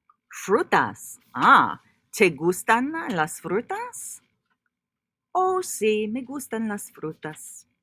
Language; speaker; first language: Spanish; non-native, fluent; English